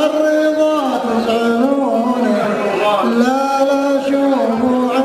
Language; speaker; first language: Arabic; native; Arabic